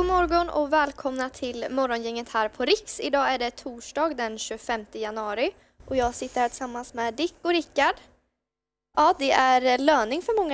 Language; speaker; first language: Swedish; native; Swedish